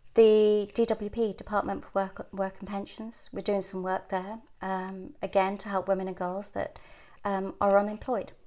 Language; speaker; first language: English; native; English